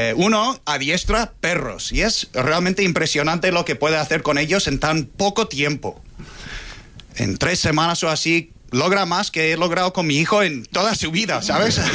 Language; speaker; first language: Spanish; non-native, fluent; English